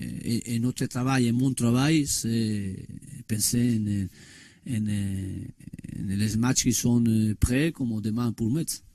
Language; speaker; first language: French; non-native, learner; Spanish